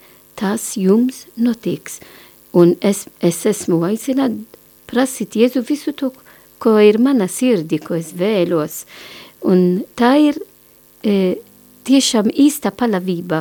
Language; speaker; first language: Latvian; non-native, learner; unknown